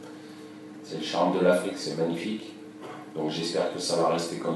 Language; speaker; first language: French; native; French